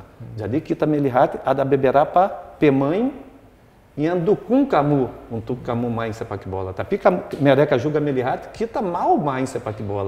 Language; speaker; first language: Indonesian; non-native, fluent; Portuguese